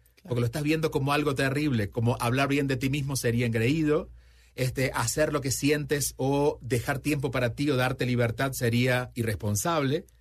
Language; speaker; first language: Spanish; native; Spanish